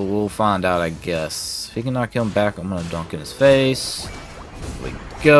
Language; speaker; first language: English; native; English